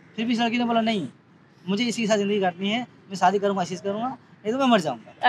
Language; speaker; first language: Hindi; native; Hindi